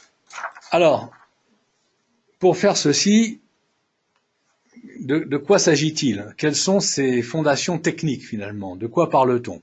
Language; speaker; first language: French; native; French